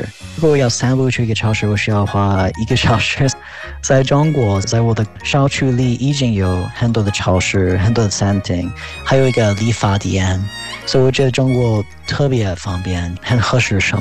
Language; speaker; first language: Chinese; non-native, fluent; English